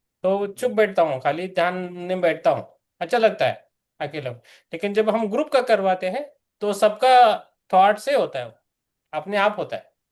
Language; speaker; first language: Hindi; native; Hindi